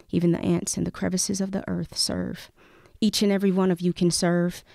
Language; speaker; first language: English; native; English